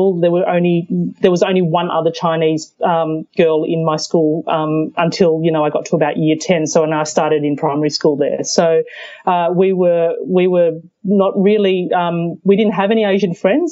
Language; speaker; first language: English; early bilingual, other home language; Cantonese